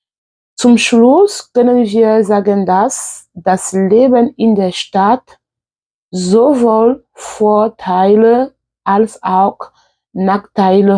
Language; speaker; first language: German; non-native, fluent; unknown